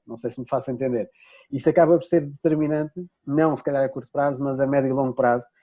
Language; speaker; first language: Portuguese; native; Portuguese